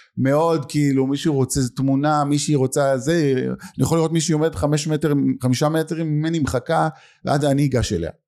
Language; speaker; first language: Hebrew; native; Hebrew